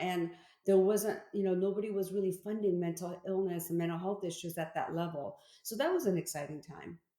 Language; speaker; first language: English; early bilingual, other home language; Korean